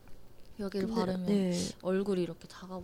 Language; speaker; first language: Korean; non-native, learner; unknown